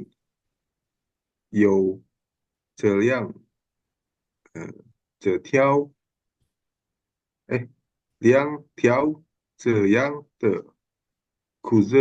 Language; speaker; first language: Chinese; non-native, learner; Indonesian